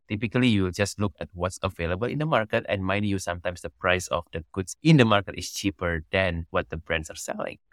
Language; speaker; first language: English; non-native, fluent; Indonesian